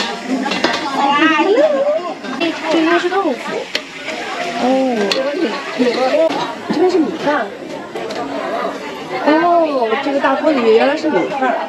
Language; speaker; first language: Chinese; native; Chinese